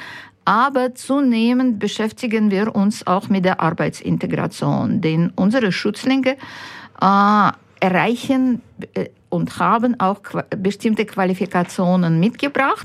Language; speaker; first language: German; non-native, fluent; Ukrainian